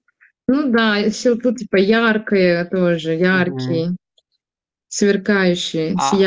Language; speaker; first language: Russian; non-native, fluent; Turkish